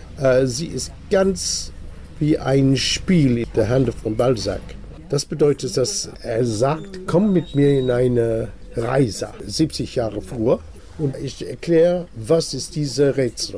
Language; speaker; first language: German; non-native, fluent; English